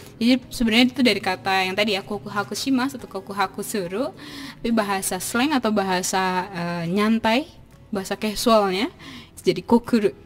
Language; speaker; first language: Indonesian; native; Indonesian